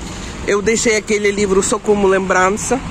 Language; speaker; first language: Portuguese; non-native, fluent; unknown